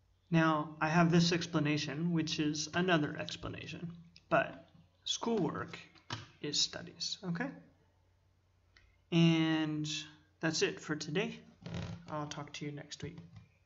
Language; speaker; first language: English; native; English